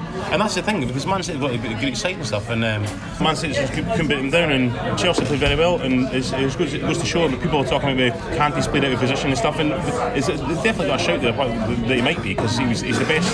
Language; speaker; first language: English; native; English